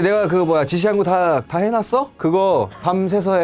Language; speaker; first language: Korean; native; Korean